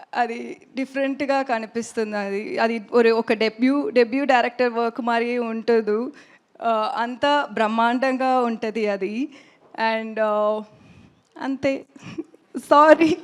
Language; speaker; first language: Telugu; non-native, learner; Tamil